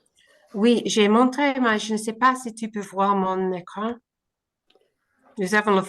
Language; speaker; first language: French; non-native, learner; English